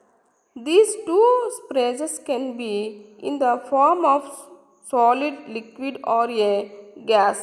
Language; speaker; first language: English; non-native, local second language; Telugu